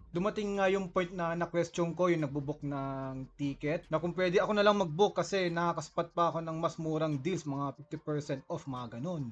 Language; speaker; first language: Filipino; native; Filipino